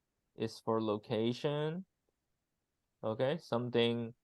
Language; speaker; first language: English; non-native, fluent; Chinese